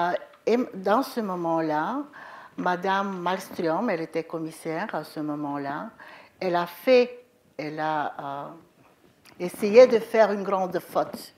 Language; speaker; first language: French; non-native, fluent; Bulgarian